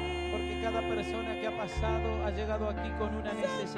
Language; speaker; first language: Spanish; native; Spanish